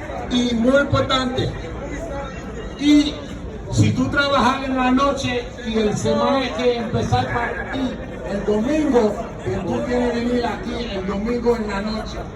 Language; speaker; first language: Spanish; non-native, learner; English